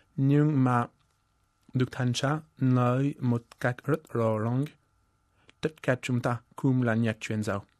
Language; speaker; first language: Vietnamese; non-native, fluent; French